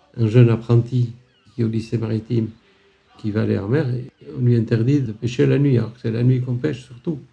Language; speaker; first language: French; native; French